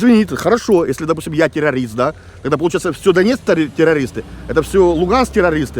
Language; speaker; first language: Russian; native; Russian